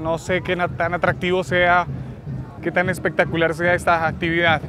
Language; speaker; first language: Spanish; native; Spanish